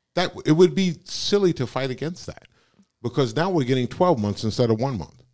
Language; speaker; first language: English; native; English